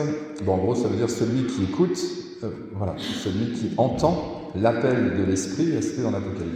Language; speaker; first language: French; native; French